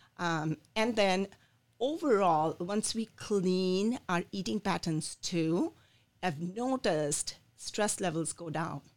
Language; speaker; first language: English; non-native, local second language; Bangla